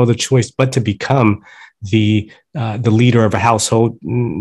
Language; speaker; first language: English; early bilingual, other home language; Spanish